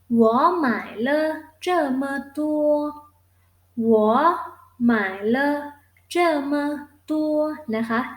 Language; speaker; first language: Chinese; non-native, fluent; Thai